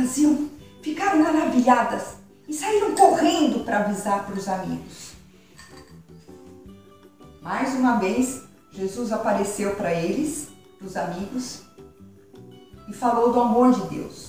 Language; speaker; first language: Portuguese; native; Portuguese